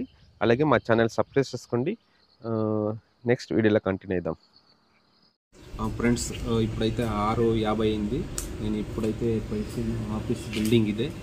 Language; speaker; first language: Telugu; native; Telugu